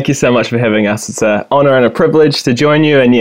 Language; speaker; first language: English; native; English